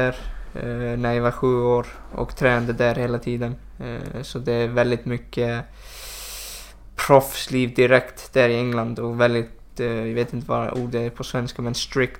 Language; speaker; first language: Swedish; non-native, fluent; Icelandic